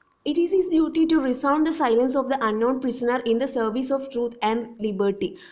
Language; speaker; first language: English; non-native, local second language; Malayalam